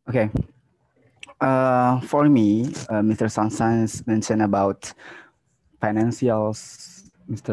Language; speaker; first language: English; non-native, learner; Indonesian